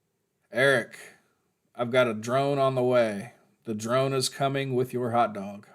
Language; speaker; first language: English; native; English